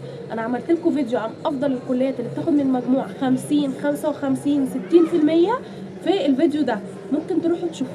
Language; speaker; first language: Arabic; native; Arabic